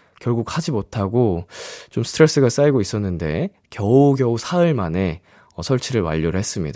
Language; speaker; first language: Korean; native; Korean